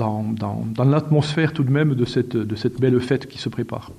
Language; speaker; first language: French; native; French